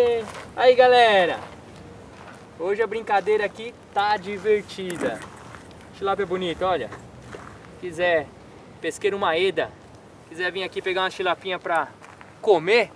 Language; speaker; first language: Portuguese; native; Portuguese